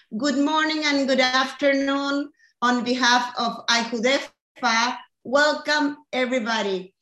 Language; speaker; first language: English; non-native, fluent; Spanish